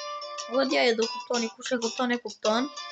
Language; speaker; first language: Albanian; early bilingual, heritage; Albanian